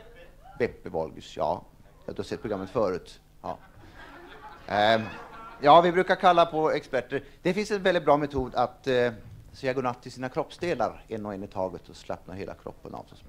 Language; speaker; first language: Swedish; native; Swedish